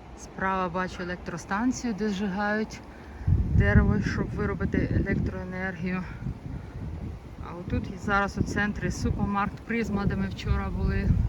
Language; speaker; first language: Ukrainian; native; Ukrainian